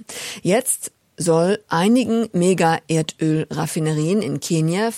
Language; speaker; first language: German; native; German